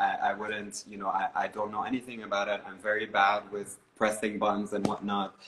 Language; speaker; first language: English; non-native, fluent; Arabic